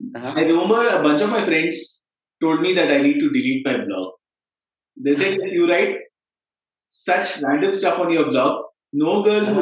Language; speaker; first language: English; non-native, local second language; Kannada